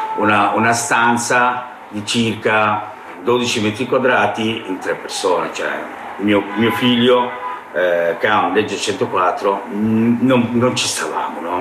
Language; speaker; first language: Italian; non-native, fluent; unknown